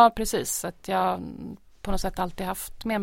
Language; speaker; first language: Swedish; native; Swedish